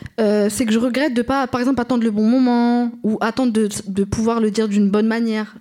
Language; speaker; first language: French; native; French